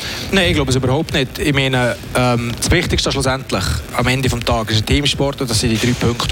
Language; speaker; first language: German; native; German